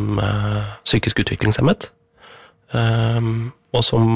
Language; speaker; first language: Norwegian; native; Norwegian